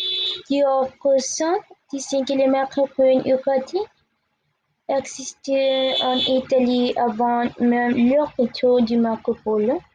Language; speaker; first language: French; non-native, learner; Spanish